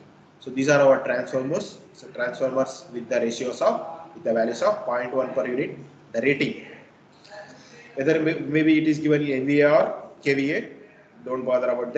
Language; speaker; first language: English; non-native, local second language; Kannada